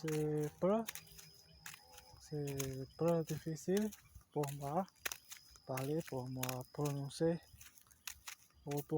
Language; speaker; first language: French; non-native, learner; Portuguese